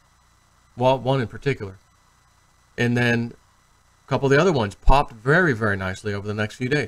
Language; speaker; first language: English; native; English